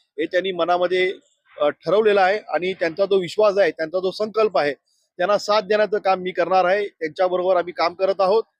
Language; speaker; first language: Marathi; native; Marathi